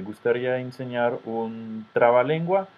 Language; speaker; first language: Spanish; non-native, fluent; French